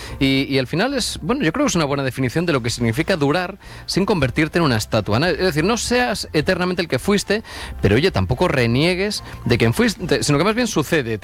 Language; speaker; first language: Spanish; native; Spanish